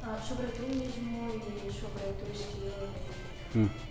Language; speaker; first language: Spanish; non-native, learner; Russian